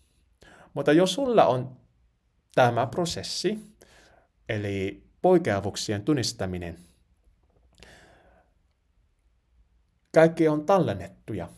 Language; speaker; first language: Finnish; non-native, learner; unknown